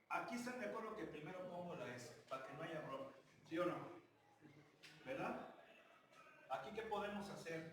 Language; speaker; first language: Spanish; native; Spanish